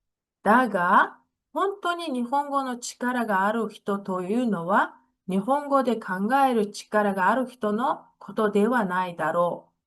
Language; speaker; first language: Japanese; non-native, fluent; Mongolian